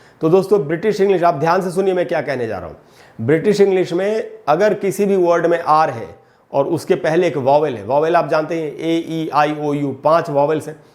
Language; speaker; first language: Hindi; native; Hindi